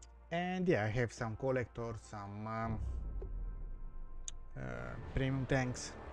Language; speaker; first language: English; non-native, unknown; Romanian